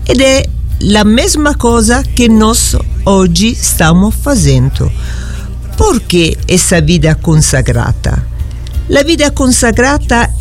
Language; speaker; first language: Portuguese; non-native, learner; Italian